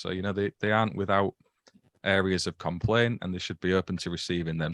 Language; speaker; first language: English; native; English